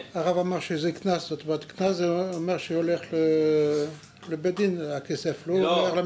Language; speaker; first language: Hebrew; non-native, fluent; French